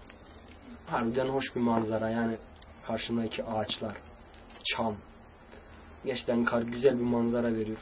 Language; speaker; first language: Turkish; native; Turkish